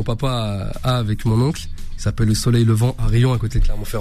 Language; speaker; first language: French; early bilingual, other home language; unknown